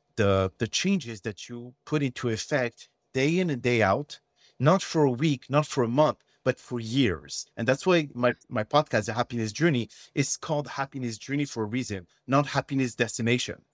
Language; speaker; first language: English; non-native, fluent; French